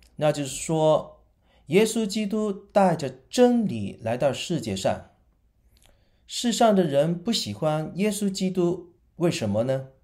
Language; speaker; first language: Chinese; non-native, local second language; Cantonese